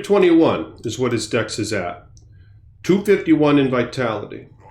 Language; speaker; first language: English; native; English